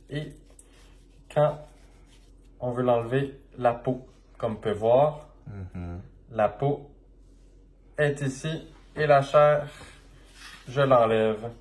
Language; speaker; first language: French; native; French